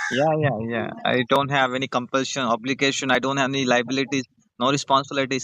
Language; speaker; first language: English; non-native, fluent; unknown